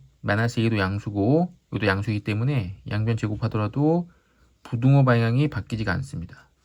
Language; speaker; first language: Korean; native; Korean